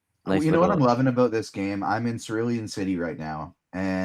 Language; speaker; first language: English; native; English